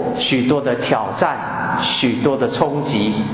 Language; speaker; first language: Chinese; native; Chinese